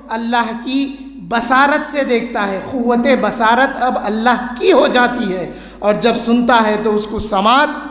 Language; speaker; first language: Urdu; native; Urdu